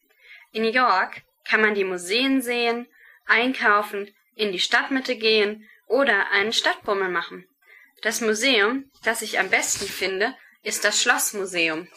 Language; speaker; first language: German; non-native, learner; English